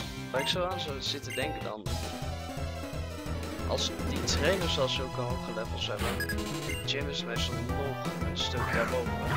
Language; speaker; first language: Dutch; native; Dutch